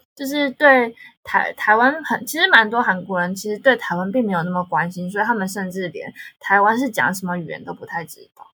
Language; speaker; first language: Chinese; native; Chinese